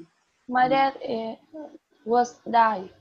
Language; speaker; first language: English; non-native, learner; Vietnamese